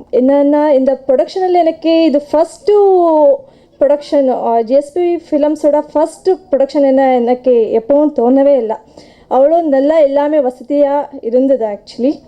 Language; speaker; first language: Tamil; non-native, learner; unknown